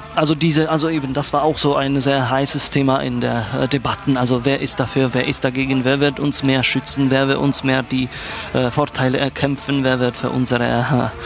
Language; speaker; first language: German; non-native, fluent; Czech